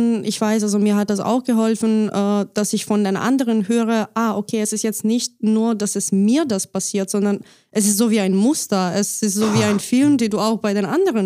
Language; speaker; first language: German; non-native, fluent; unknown